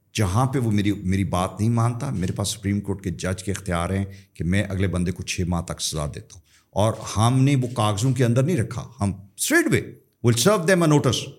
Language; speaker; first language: Urdu; native; Urdu